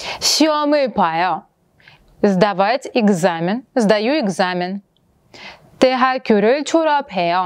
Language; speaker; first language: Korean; non-native, fluent; Russian